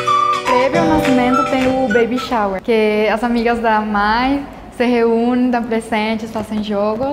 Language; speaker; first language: Portuguese; non-native, fluent; Spanish